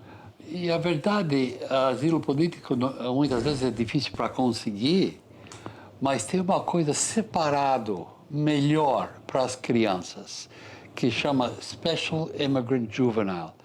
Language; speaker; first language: Portuguese; non-native, fluent; English